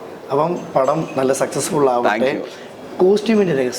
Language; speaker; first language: Malayalam; native; Malayalam